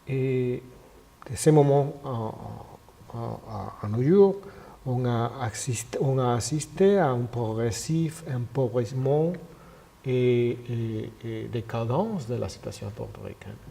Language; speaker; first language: French; non-native, fluent; Spanish